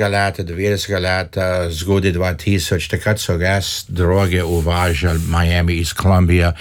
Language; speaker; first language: Slovenian; early bilingual, heritage; Slovenian